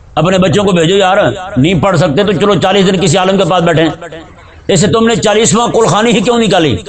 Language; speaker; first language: Urdu; non-native, local second language; Punjabi